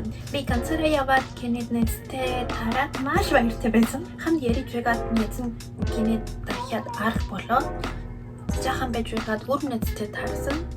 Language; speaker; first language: Mongolian; early bilingual, heritage; Mongolian